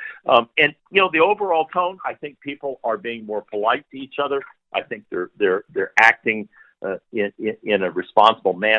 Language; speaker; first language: English; native; English